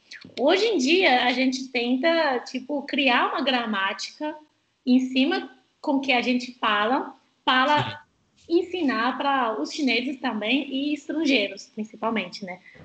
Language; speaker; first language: Portuguese; non-native, fluent; Chinese